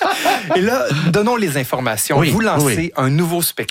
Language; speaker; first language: French; native; French